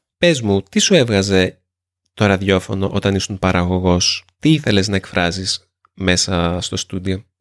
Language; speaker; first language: Greek; native; Greek